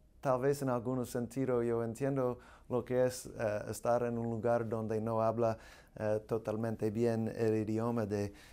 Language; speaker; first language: Spanish; non-native, fluent; English